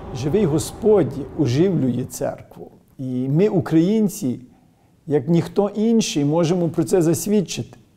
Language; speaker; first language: Ukrainian; early bilingual, heritage; Ukrainian